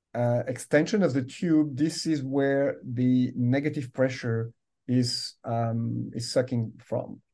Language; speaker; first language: English; non-native, fluent; French